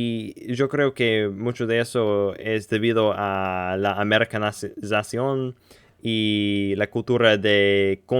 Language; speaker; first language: Spanish; non-native, learner; English